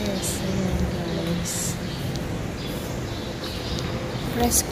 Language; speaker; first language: Filipino; native; Filipino